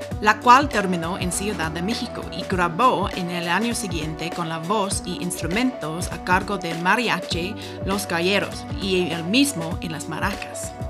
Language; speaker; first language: Spanish; non-native, fluent; English